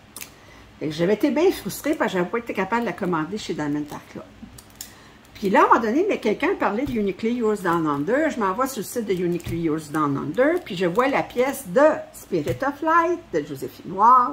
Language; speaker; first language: French; native; French